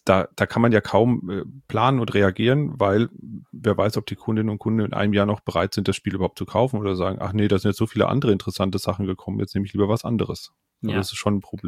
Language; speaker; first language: German; native; German